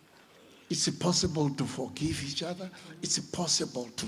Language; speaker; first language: English; non-native, local second language; Shona